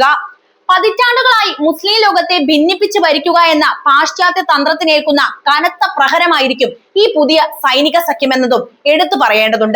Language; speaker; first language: Malayalam; native; Malayalam